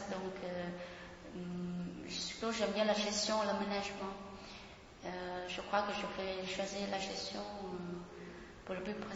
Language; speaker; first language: French; non-native, fluent; Vietnamese